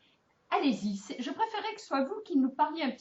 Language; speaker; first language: French; native; French